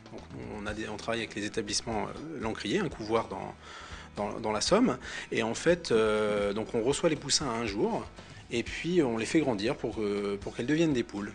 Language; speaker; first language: French; native; French